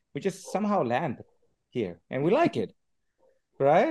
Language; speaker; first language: English; early bilingual, other home language; Spanish